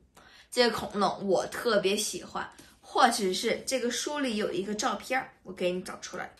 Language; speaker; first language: Chinese; early bilingual, other home language; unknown